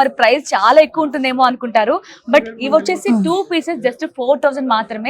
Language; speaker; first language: Telugu; native; Telugu